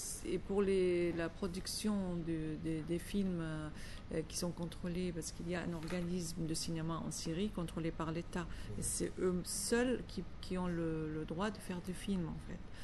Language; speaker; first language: French; non-native, fluent; Arabic